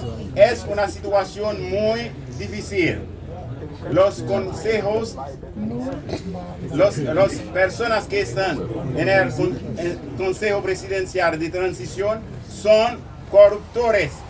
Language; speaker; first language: Spanish; non-native, learner; Haitian Creole